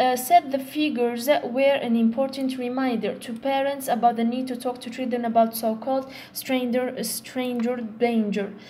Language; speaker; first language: English; non-native, fluent; Arabic